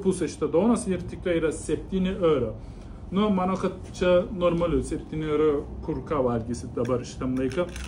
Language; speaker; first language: Lithuanian; non-native, learner; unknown